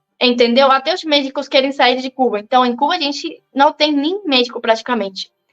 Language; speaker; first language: Portuguese; non-native, fluent; Spanish